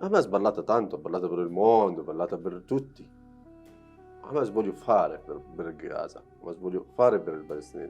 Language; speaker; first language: Italian; non-native, learner; Arabic